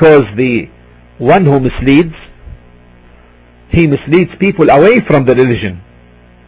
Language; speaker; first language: English; non-native, fluent; Arabic